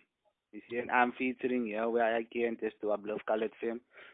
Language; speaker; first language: English; non-native, local second language; Afrikaans